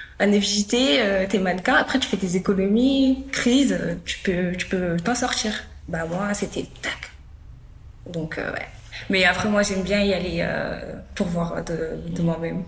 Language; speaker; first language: French; early bilingual, other home language; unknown